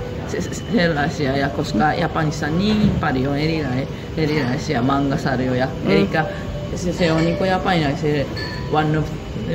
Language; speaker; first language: Finnish; non-native, fluent; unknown